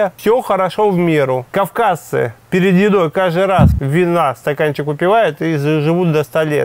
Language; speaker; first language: Russian; native; Russian